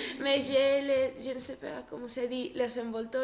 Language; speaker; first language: French; non-native, learner; Spanish